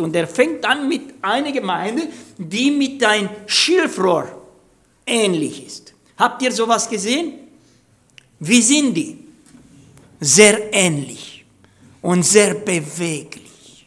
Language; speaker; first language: German; non-native, fluent; Romanian